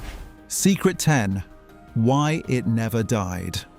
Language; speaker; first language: English; native; English